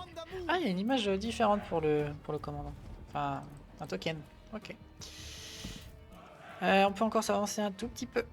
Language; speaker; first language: French; native; French